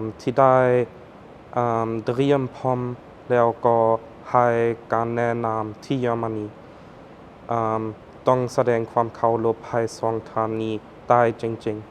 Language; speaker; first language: Thai; non-native, fluent; German